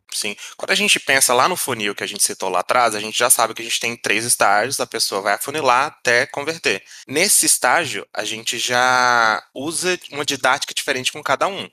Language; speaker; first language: Portuguese; native; Portuguese